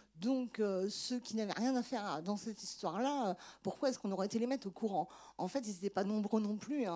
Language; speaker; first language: French; native; French